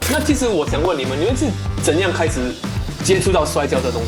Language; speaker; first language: Chinese; native; Chinese